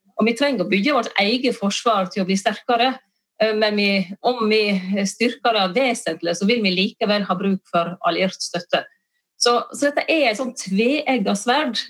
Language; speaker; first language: Norwegian; native; Norwegian